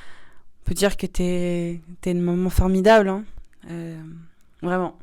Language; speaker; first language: French; native; French